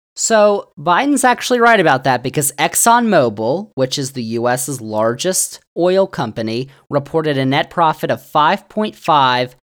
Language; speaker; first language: English; native; English